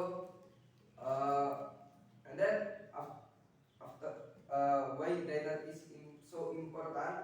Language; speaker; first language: English; non-native, learner; Indonesian